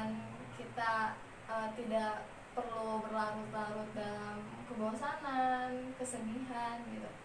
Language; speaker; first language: Indonesian; native; Indonesian